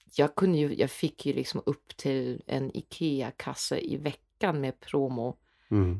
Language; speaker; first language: Swedish; non-native, fluent; German